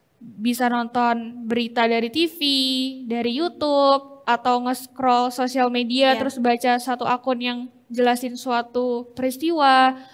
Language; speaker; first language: Indonesian; native; Indonesian